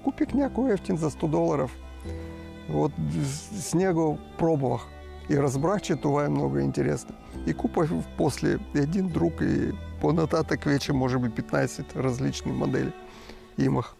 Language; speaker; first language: Bulgarian; non-native, learner; Russian